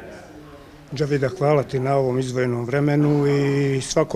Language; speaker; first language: Bosnian; native; Bosnian